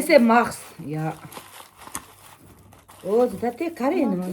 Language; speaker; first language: German; non-native, learner; Tibetan